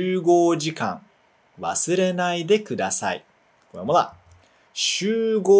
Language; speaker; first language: Japanese; non-native, fluent; Portuguese